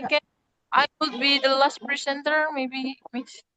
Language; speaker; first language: English; non-native, learner; Indonesian